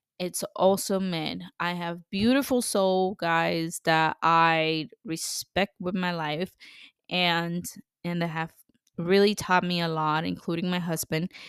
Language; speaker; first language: English; non-native, fluent; Spanish